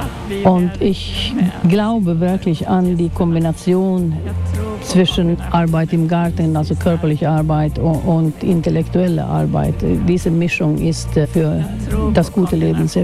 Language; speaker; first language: German; non-native, fluent; Swedish